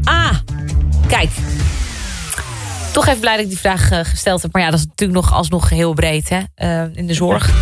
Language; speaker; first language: Dutch; native; Dutch